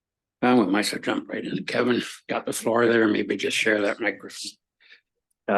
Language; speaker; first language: English; native; English